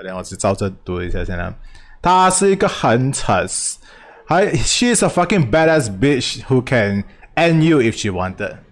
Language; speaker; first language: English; non-native, local second language; Chinese